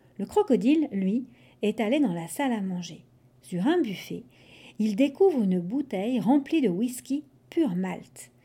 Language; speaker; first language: French; non-native, fluent; English